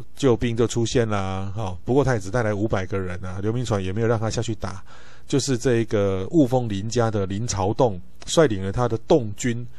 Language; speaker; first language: Chinese; native; Chinese